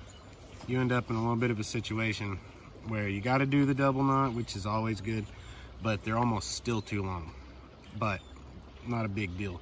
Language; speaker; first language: English; native; English